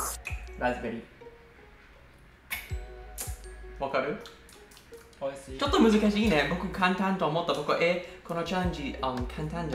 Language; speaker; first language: Japanese; non-native, learner; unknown